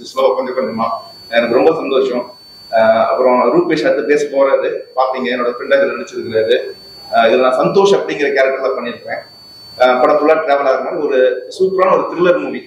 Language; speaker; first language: Tamil; native; Tamil